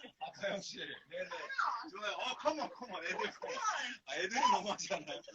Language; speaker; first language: Korean; native; Korean